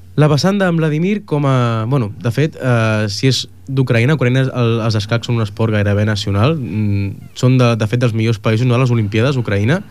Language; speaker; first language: Catalan; native; Catalan